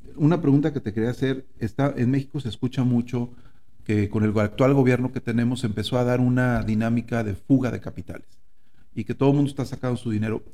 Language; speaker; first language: Spanish; native; Spanish